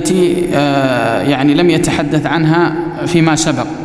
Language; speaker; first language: Arabic; native; Arabic